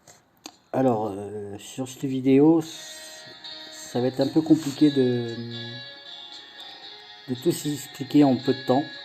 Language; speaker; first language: French; native; French